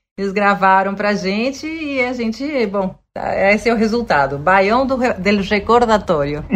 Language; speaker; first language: Portuguese; early bilingual, other home language; Spanish